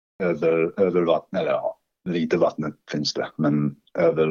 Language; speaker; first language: Swedish; non-native, fluent; English